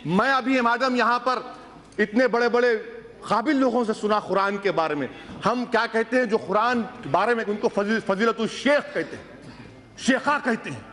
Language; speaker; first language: Urdu; native; Urdu